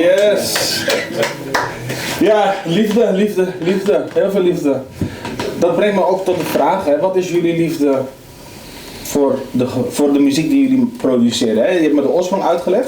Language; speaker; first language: Dutch; native; Dutch